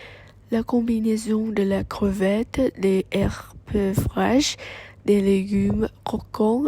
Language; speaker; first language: French; non-native, learner; Vietnamese